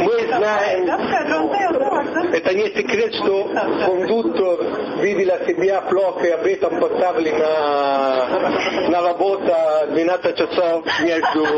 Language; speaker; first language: Russian; non-native, learner; Italian